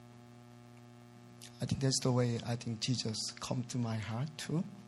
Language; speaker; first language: English; non-native, learner; Korean